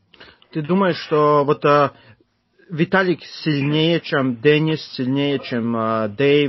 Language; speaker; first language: Russian; non-native, fluent; Latvian